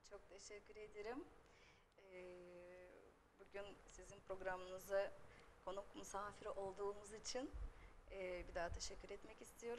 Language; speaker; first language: Turkish; non-native, fluent; Russian